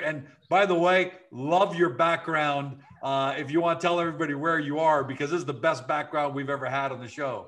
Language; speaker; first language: English; native; English